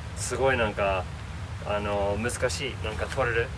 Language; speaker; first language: Japanese; non-native, learner; English